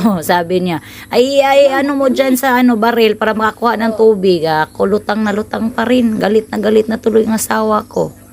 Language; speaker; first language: Filipino; non-native, local second language; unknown